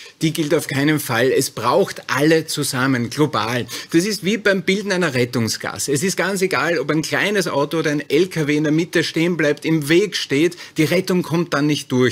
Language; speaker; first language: German; native; German